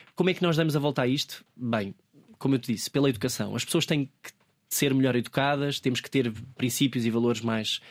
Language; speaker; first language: Portuguese; native; Portuguese